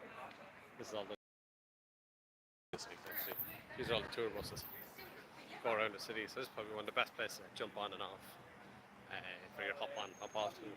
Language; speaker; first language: English; native; English